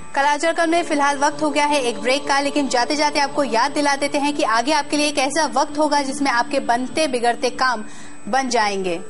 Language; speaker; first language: Hindi; native; Hindi